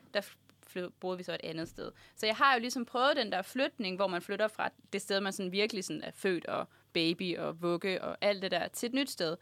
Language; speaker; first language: Danish; native; Danish